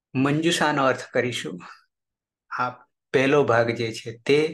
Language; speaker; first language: Hindi; non-native, local second language; Gujarati